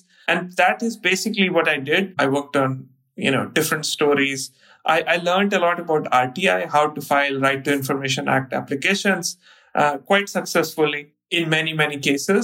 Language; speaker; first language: English; non-native, local second language; Hindi